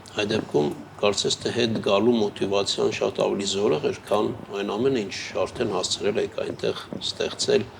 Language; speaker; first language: Armenian; native; Armenian